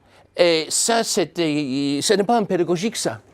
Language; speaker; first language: French; non-native, fluent; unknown